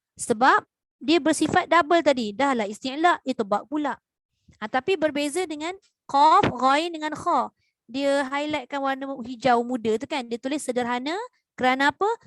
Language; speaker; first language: Malay; native; Malay